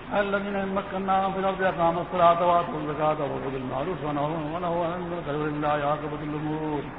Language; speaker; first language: Urdu; non-native, local second language; Pashto